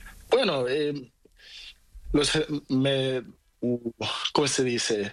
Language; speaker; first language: Spanish; non-native, learner; Portuguese